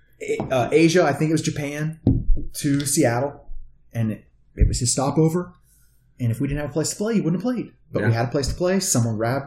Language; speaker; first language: English; native; English